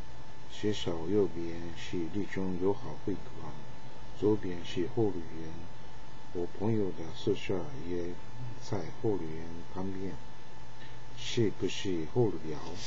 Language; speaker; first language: Chinese; non-native, learner; Japanese